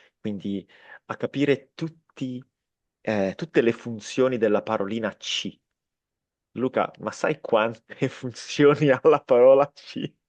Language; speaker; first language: Italian; native; Italian